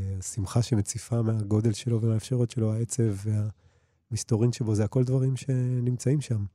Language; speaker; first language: Hebrew; early bilingual, other home language; Russian